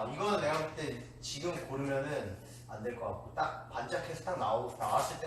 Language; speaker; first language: Korean; native; Korean